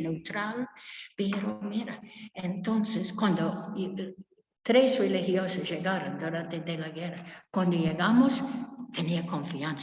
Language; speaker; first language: Spanish; non-native, fluent; English